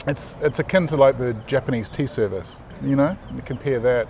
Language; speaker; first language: English; native; English